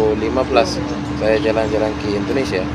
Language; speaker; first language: Indonesian; non-native, learner; Arabic